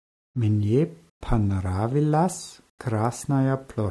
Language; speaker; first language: Russian; non-native, learner; German